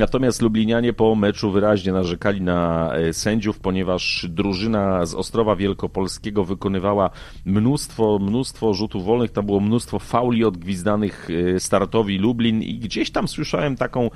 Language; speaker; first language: Polish; native; Polish